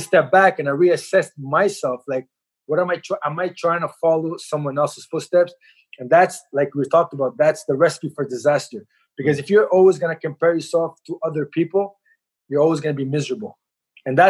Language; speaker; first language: English; native; English